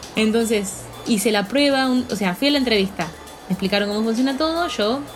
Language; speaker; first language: Spanish; native; Spanish